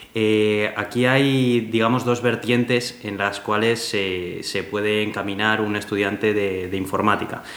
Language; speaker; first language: Spanish; native; Spanish